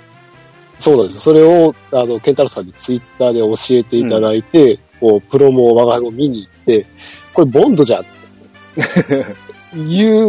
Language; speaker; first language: Japanese; native; Japanese